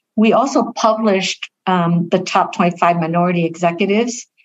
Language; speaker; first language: English; early bilingual, other home language; Vietnamese